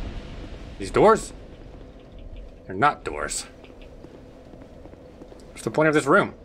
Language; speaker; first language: English; native; English